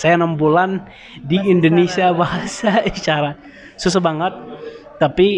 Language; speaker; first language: Indonesian; non-native, learner; Arabic